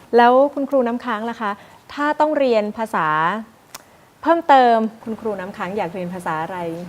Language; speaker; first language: Thai; native; Thai